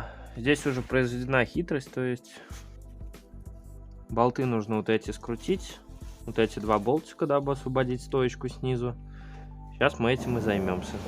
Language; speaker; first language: Russian; native; Russian